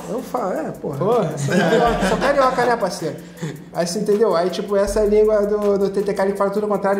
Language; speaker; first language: Portuguese; native; Portuguese